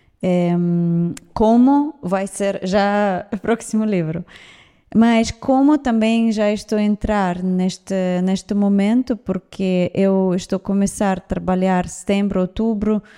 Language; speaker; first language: Portuguese; non-native, fluent; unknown